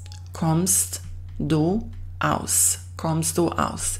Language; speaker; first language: German; non-native, fluent; Croatian